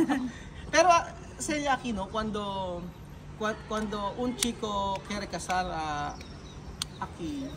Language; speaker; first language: Spanish; non-native, learner; Filipino